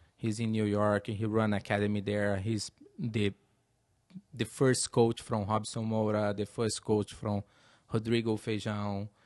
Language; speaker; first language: English; non-native, learner; Portuguese